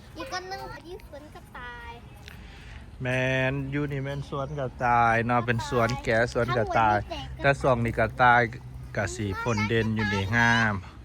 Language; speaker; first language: Thai; native; Thai